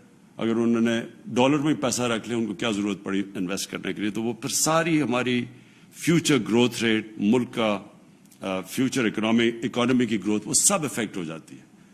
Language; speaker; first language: Urdu; native; Urdu